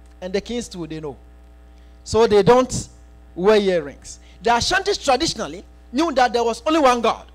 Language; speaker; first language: English; non-native, local second language; Akan